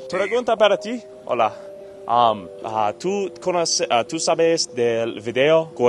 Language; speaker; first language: Spanish; non-native, learner; English